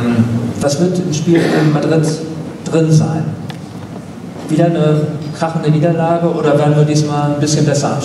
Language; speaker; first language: German; native; German